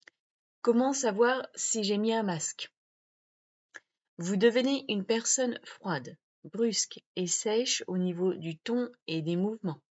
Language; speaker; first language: French; native; French